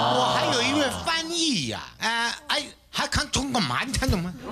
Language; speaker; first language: Chinese; native; Chinese